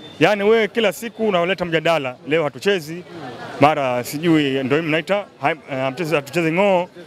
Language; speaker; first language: Swahili; native; Swahili